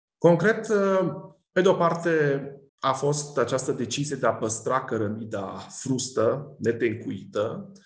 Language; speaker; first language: Romanian; native; Romanian